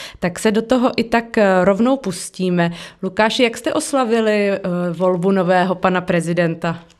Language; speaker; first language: Czech; native; Czech